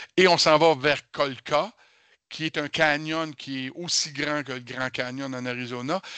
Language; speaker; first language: French; native; French